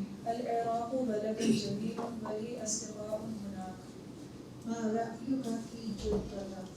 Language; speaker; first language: Arabic; non-native, learner; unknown